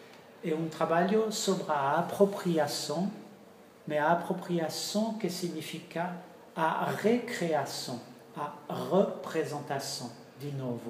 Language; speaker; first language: Portuguese; non-native, fluent; French